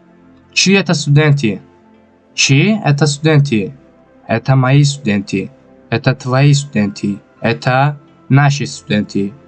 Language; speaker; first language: Russian; non-native, local second language; Tajik